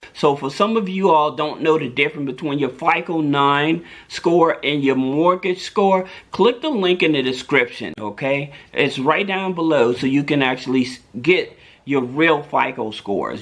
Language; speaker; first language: English; native; English